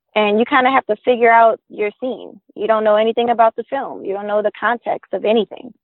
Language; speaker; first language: English; native; English